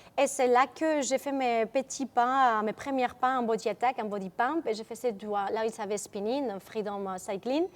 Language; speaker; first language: French; non-native, fluent; Spanish